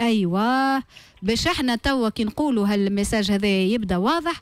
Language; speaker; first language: Arabic; native; Arabic